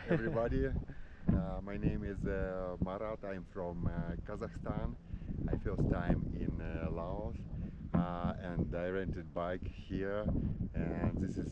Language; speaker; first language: English; non-native, learner; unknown